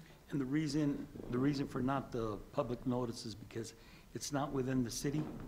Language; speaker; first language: English; native; English